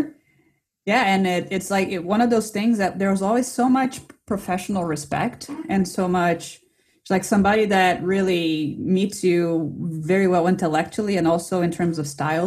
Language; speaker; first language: English; non-native, fluent; Portuguese